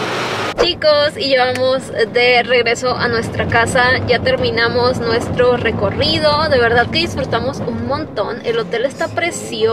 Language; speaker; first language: Spanish; native; Spanish